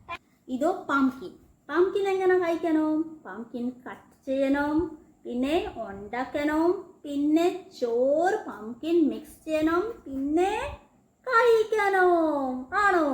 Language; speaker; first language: Malayalam; non-native, learner; Bangla